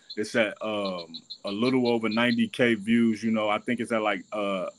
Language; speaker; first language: English; native; English